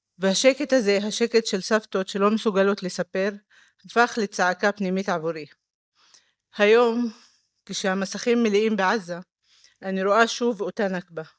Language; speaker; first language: Hebrew; non-native, local second language; Arabic